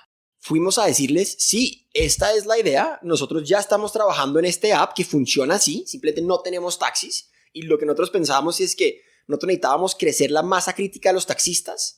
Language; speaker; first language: Spanish; native; Spanish